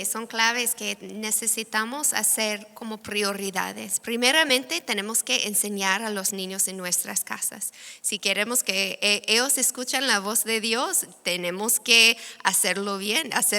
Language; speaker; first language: Spanish; non-native, fluent; English